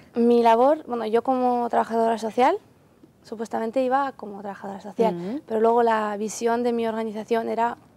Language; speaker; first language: Spanish; non-native, fluent; Ukrainian